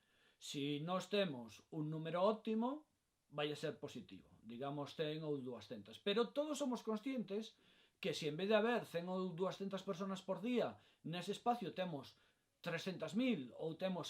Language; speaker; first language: Galician; non-native, local second language; Spanish